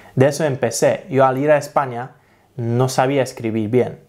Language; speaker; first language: Spanish; non-native, fluent; Polish